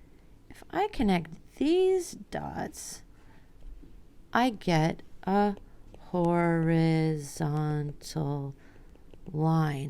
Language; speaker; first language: English; native; English